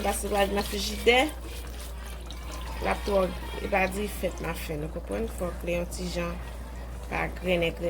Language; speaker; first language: French; non-native, learner; Haitian Creole